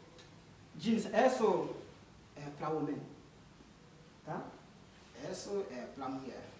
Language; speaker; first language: Portuguese; non-native, learner; Haitian Creole